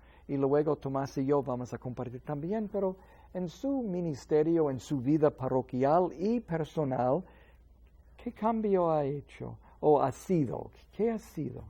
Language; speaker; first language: Spanish; non-native, fluent; English